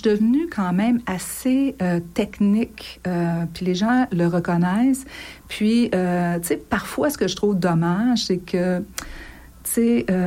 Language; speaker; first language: French; native; French